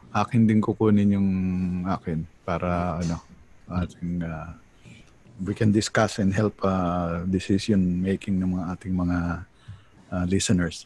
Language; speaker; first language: Filipino; native; Filipino